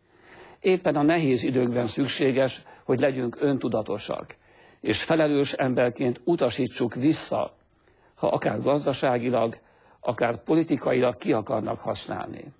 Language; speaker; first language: Hungarian; native; Hungarian